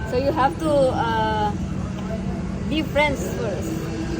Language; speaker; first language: English; non-native, fluent; Indonesian